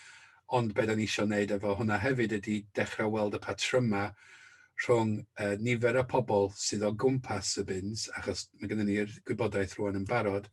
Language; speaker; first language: Welsh; native; Welsh